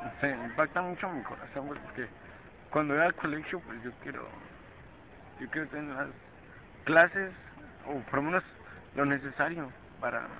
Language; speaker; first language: Spanish; early bilingual, heritage; Spanish